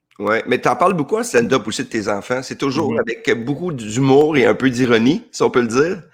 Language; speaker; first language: French; native; French